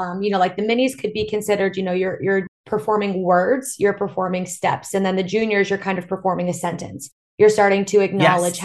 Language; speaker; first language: English; native; English